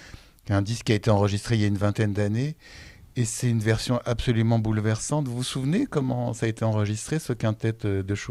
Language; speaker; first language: French; native; French